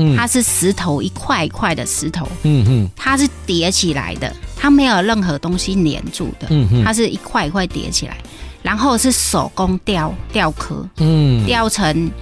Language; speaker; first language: Chinese; non-native, fluent; Khmer